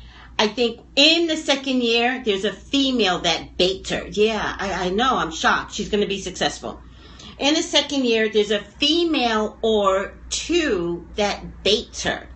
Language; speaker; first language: English; native; English